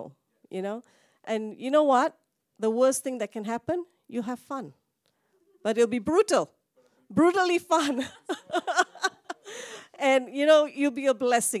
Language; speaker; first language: English; non-native, local second language; Tamil